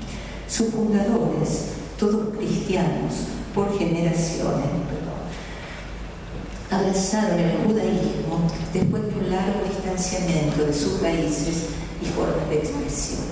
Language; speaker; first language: Spanish; native; Spanish